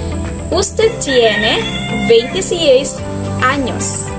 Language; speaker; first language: Spanish; non-native, learner; Filipino